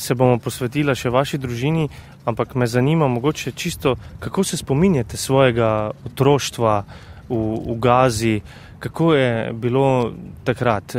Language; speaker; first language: Slovenian; native; Slovenian